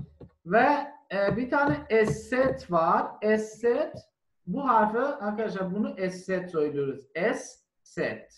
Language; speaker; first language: Turkish; non-native, learner; German